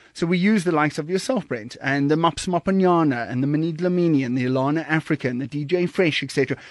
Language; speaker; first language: English; native; English